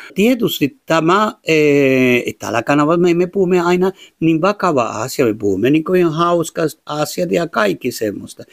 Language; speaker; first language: Finnish; non-native, fluent; Spanish